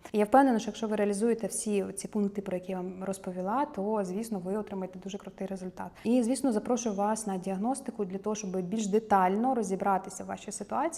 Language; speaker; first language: Ukrainian; native; Ukrainian